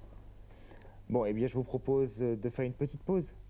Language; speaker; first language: French; native; French